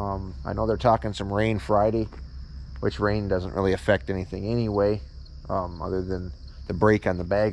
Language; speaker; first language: English; native; English